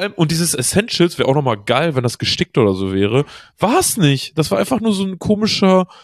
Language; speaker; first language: German; native; German